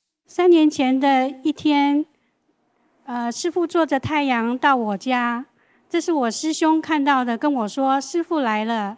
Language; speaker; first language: Chinese; native; Chinese